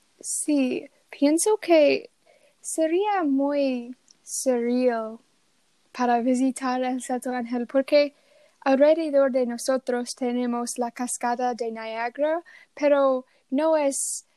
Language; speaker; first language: Spanish; non-native, learner; English